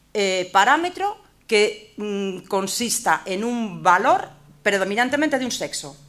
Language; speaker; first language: Spanish; native; Spanish